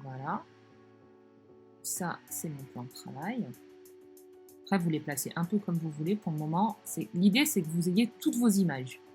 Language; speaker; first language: French; native; French